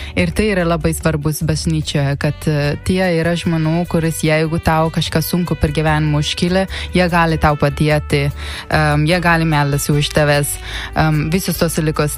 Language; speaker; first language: Lithuanian; non-native, learner; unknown